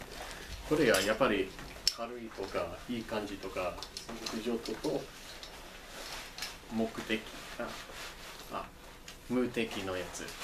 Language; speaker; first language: Japanese; non-native, learner; English